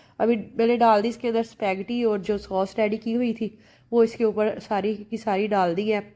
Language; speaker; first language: Urdu; native; Urdu